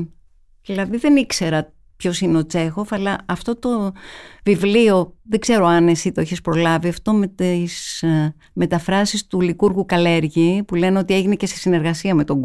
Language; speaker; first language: Greek; native; Greek